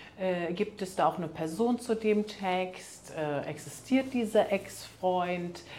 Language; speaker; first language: German; early bilingual, other home language; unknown